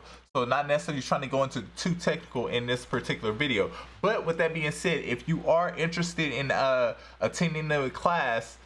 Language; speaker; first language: English; native; English